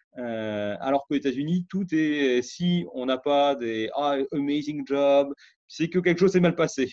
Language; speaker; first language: French; native; French